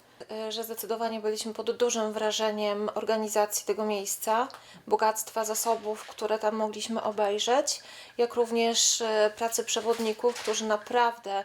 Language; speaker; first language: Polish; native; Polish